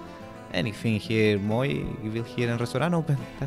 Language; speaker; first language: Dutch; non-native, learner; Spanish